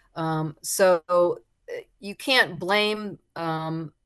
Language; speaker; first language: English; native; English